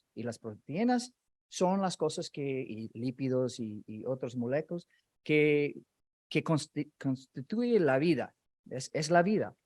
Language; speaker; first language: Spanish; non-native, fluent; English